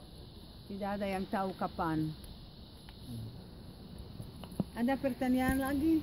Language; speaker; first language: Indonesian; non-native, fluent; Hebrew